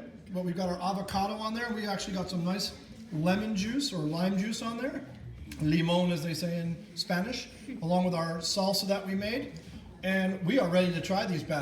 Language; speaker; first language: English; native; English